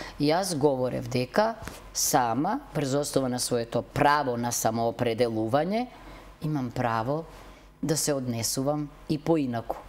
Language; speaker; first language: Macedonian; native; Macedonian